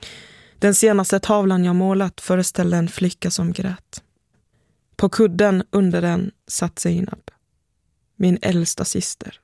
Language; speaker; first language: Swedish; early bilingual, other home language; Persian